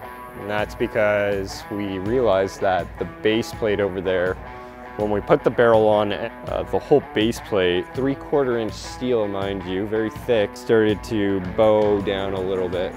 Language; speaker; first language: English; native; English